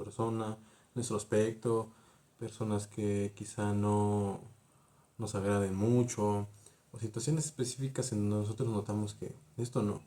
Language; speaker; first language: Spanish; native; Spanish